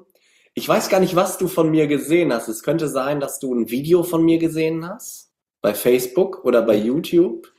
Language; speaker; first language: German; native; German